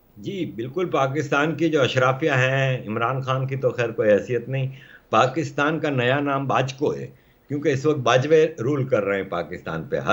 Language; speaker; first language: Urdu; native; Urdu